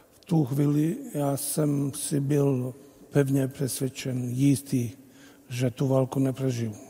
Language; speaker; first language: Czech; non-native, fluent; Bosnian